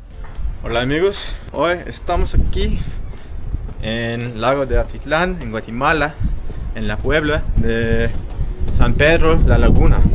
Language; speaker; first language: Spanish; non-native, learner; English